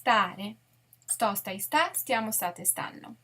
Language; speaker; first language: Italian; non-native, fluent; English